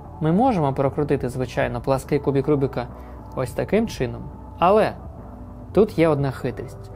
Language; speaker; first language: Ukrainian; non-native, local second language; Russian